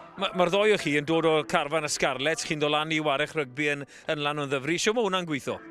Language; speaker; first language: Welsh; native; Welsh